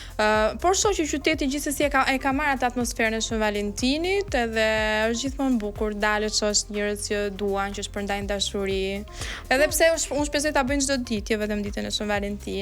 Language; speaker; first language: Albanian; native; Albanian